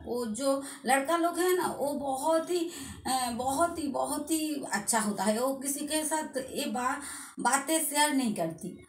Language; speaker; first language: Hindi; non-native, local second language; Bangla